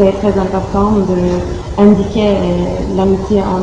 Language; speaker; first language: French; non-native, learner; Turkish